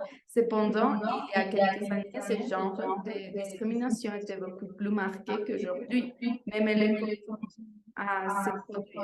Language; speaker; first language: French; non-native, learner; Spanish